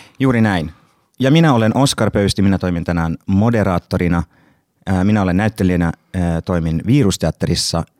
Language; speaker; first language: Finnish; non-native, local second language; Swedish